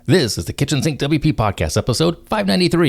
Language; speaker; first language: English; native; English